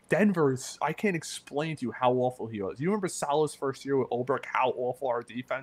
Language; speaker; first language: English; native; English